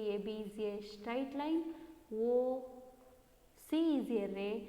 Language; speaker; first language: English; non-native, local second language; Kannada